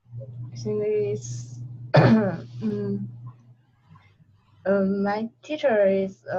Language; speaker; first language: English; non-native, learner; Chinese